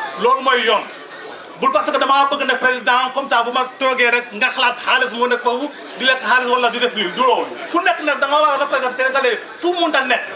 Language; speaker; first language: Wolof; non-native, local second language; Mandingo